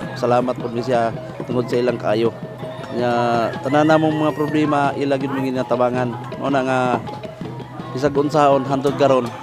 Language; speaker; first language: Cebuano; non-native, local second language; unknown